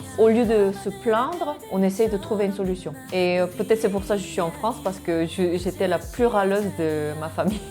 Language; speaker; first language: French; non-native, fluent; Korean